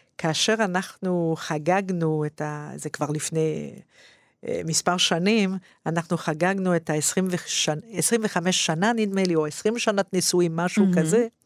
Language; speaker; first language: Hebrew; non-native, fluent; French